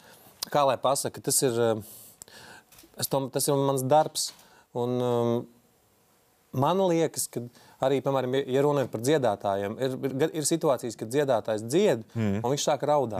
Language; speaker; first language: Latvian; native; Latvian